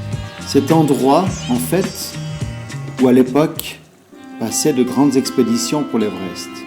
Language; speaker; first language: French; native; French